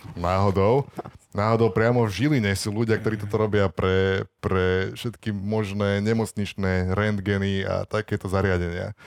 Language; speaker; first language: Slovak; native; Slovak